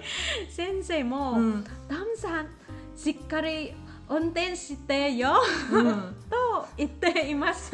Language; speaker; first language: Japanese; non-native, learner; Vietnamese